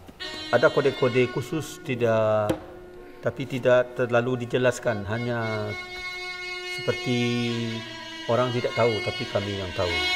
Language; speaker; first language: Indonesian; non-native, local second language; Minangkabau